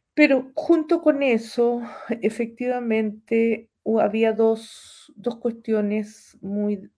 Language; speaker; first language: Spanish; native; Spanish